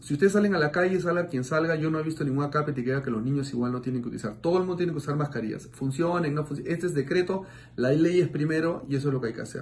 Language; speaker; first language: Spanish; native; Spanish